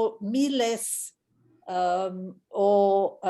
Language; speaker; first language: Spanish; non-native, fluent; English